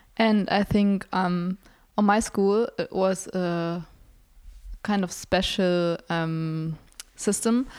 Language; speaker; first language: English; non-native, fluent; German